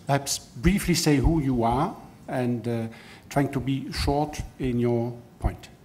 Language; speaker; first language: English; non-native, fluent; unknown